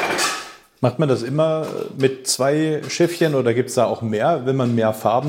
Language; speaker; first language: German; native; German